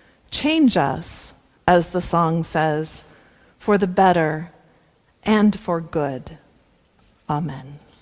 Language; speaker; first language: English; native; English